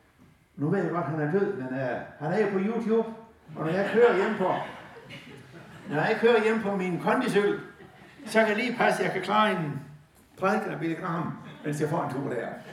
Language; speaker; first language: Danish; native; Danish